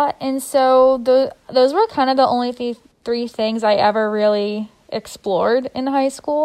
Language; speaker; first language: English; native; English